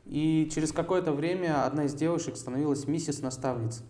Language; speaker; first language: Russian; native; Russian